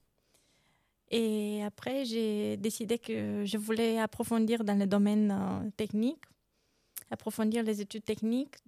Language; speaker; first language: French; non-native, fluent; Romanian